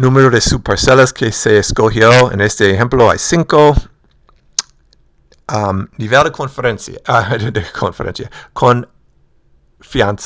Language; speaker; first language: Spanish; non-native, fluent; English